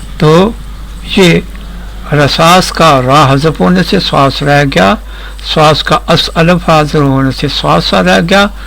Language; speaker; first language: Urdu; non-native, local second language; Punjabi